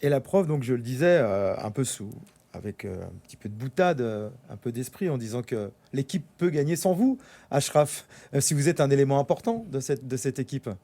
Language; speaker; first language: French; native; French